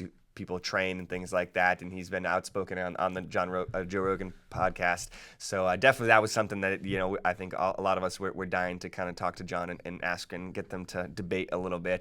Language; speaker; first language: English; native; English